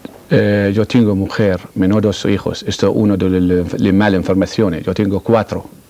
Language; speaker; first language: Spanish; non-native, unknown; Arabic